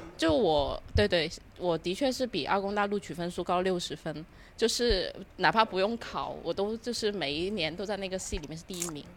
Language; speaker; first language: Chinese; non-native, local second language; Cantonese